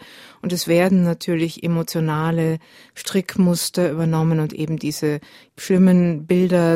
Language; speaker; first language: German; native; German